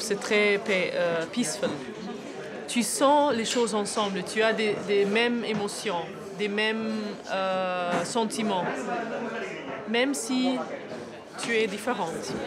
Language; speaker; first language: French; non-native, fluent; Arabic